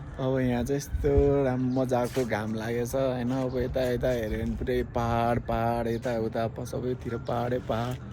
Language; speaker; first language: Nepali; native; Nepali